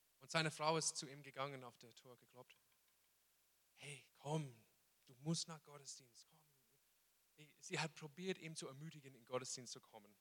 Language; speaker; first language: German; non-native, fluent; English